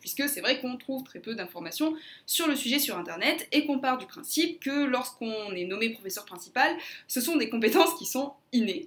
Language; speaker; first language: French; native; French